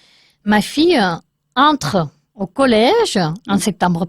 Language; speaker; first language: French; non-native, learner; Spanish